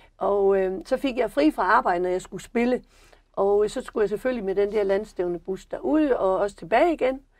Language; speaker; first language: Danish; native; Danish